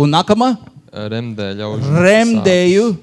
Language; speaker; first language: Latvian; non-native, learner; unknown